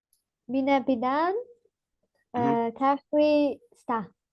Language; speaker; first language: Finnish; non-native, learner; Russian